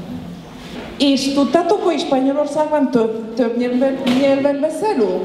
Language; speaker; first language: Hungarian; non-native, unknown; Spanish